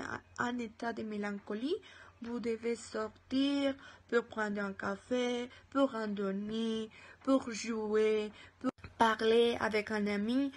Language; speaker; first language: French; non-native, learner; Spanish